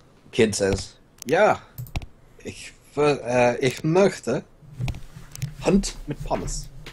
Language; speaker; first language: German; non-native, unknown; English